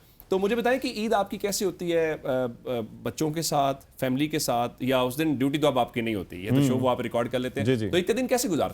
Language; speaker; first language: Urdu; native; Urdu